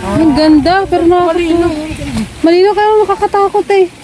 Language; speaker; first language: Filipino; native; Filipino